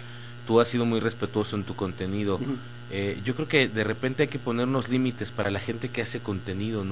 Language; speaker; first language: Spanish; native; Spanish